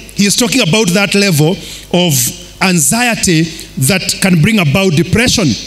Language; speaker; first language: English; non-native, local second language; Kikuyu